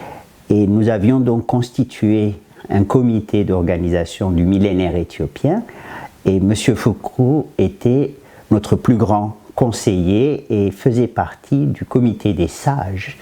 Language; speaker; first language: French; non-native, fluent; Amharic